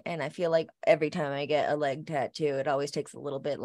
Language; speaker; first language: English; native; English